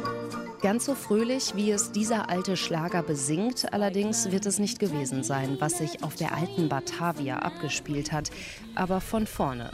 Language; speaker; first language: German; native; German